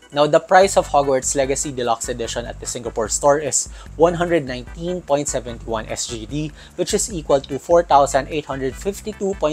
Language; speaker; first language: English; non-native, local second language; Filipino